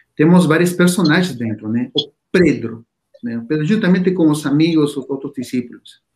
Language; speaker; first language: Portuguese; non-native, fluent; Spanish